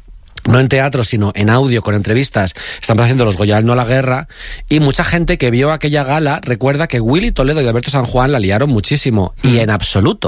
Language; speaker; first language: Spanish; native; Spanish